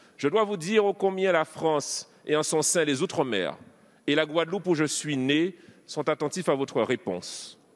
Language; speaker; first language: French; native; French